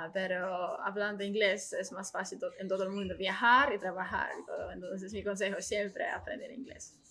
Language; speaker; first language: Spanish; non-native, learner; Estonian